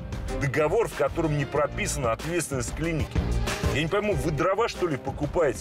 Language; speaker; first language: Russian; native; Russian